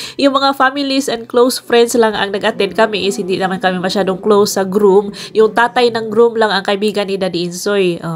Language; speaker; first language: Filipino; non-native, local second language; Cebuano